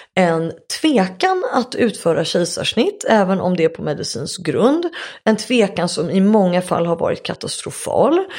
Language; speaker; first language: Swedish; native; Swedish